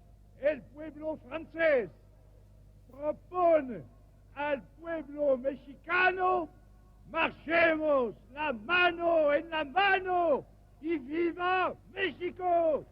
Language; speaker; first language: Spanish; non-native, fluent; French